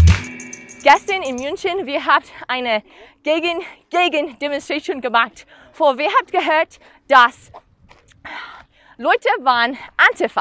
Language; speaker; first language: German; non-native, learner; English